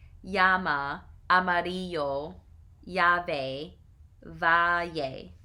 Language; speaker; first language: Spanish; non-native, learner; English